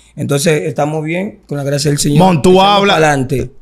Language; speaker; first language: Spanish; native; Spanish